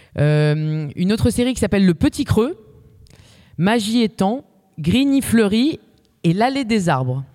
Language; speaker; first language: French; native; French